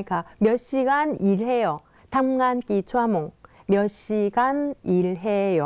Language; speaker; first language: Thai; non-native, fluent; Korean